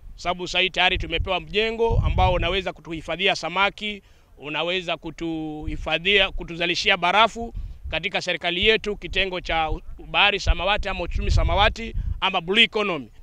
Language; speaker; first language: Swahili; native; Swahili